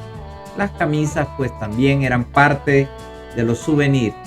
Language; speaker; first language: Spanish; native; Spanish